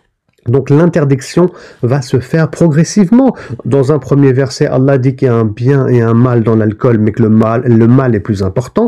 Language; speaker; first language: French; native; French